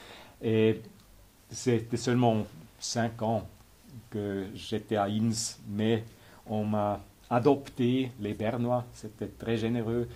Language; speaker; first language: French; non-native, local second language; German